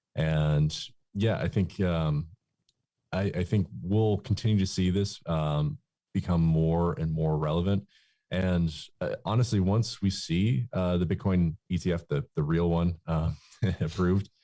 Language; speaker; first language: English; native; English